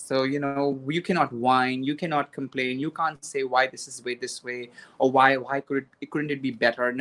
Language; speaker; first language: English; non-native, local second language; Konkani